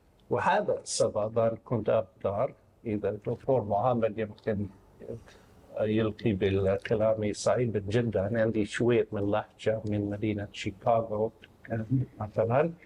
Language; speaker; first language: Arabic; non-native, fluent; English